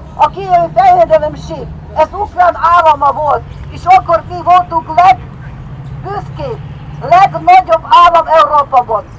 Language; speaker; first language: Hungarian; non-native, fluent; Ukrainian